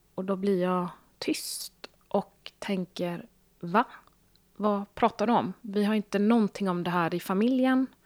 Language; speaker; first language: Swedish; early bilingual, other home language; Gujarati